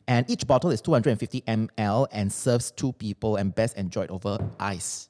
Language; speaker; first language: English; non-native, local second language; Chinese